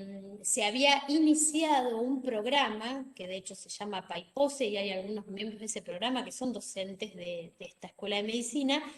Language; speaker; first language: Spanish; native; Spanish